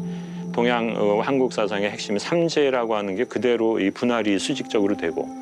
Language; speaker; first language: Korean; native; Korean